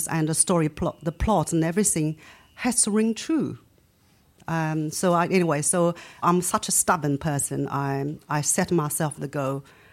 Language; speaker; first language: English; non-native, fluent; Chinese